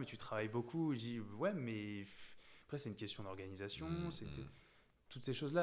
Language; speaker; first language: French; native; French